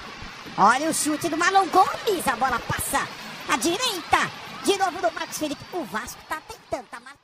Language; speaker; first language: Portuguese; native; Portuguese